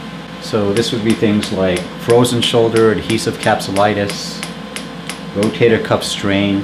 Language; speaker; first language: English; native; English